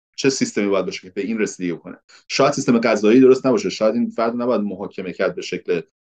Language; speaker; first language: Persian; early bilingual, heritage; Persian